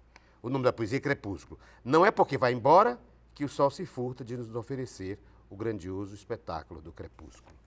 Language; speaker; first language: Portuguese; native; Portuguese